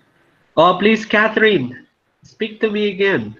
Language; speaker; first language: English; non-native, fluent; Spanish